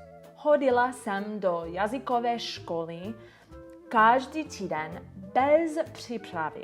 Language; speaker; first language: Czech; non-native, learner; English